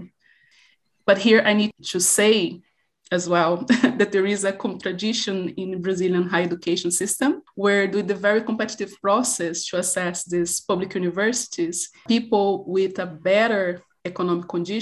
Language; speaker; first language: English; non-native, fluent; Portuguese